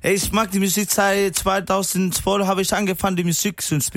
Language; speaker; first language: German; non-native, learner; Spanish